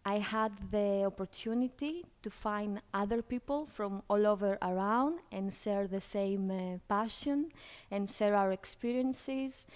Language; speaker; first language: English; non-native, fluent; Greek